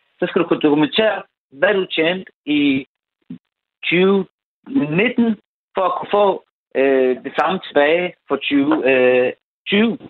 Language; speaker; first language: Danish; early bilingual, other home language; Persian